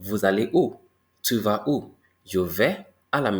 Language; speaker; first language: French; non-native, fluent; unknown